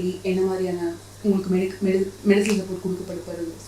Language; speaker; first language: Tamil; native; Tamil